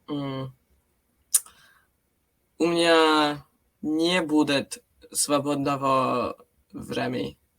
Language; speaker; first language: Russian; non-native, learner; English